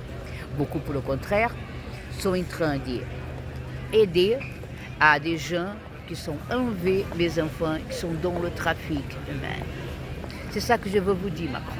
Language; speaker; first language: French; non-native, fluent; Portuguese